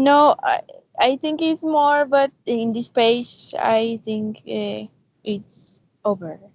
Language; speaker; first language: English; non-native, learner; Spanish